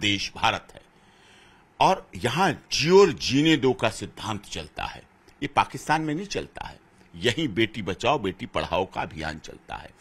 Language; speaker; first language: Hindi; native; Hindi